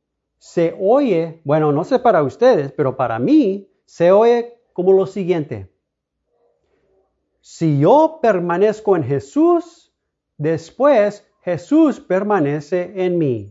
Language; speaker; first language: Spanish; early bilingual, heritage; Spanish